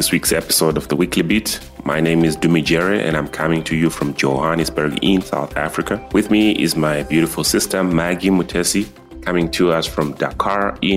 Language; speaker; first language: English; non-native, local second language; Nyanja